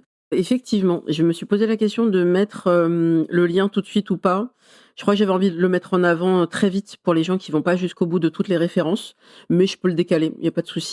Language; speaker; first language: French; native; French